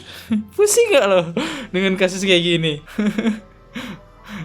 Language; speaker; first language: Indonesian; native; Indonesian